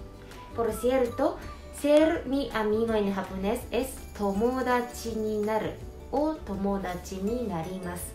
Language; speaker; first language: Spanish; non-native, fluent; Japanese